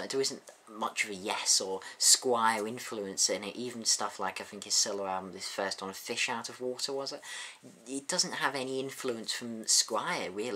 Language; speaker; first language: English; native; English